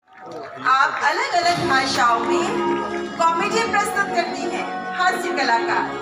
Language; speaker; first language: Hindi; native; Hindi